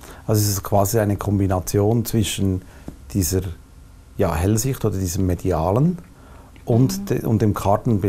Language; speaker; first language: German; native; German